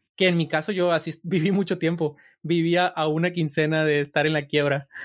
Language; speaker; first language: Spanish; native; Spanish